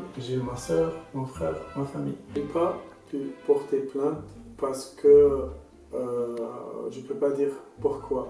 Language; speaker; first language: French; non-native, local second language; Arabic